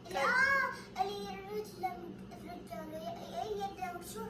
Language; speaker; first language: Arabic; early bilingual, other home language; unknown